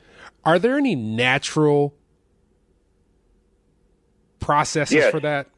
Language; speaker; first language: English; native; English